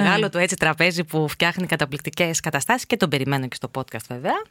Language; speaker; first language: Greek; native; Greek